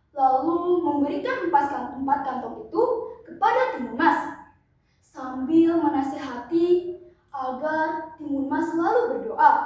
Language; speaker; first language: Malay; non-native, local second language; Balinese